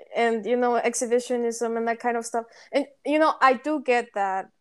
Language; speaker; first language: English; non-native, fluent; Spanish